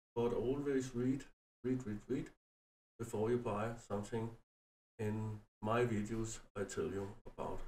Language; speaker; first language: English; non-native, learner; Danish